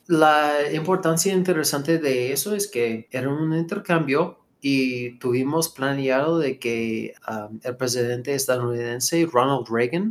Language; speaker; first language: Spanish; non-native, fluent; English